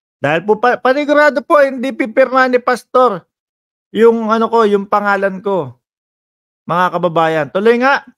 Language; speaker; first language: Filipino; native; Filipino